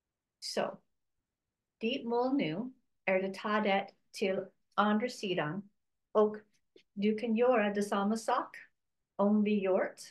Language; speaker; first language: Swedish; non-native, learner; English